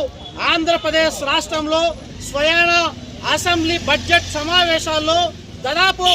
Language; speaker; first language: Telugu; native; Telugu